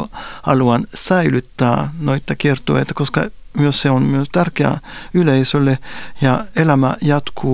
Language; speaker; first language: Finnish; non-native, fluent; French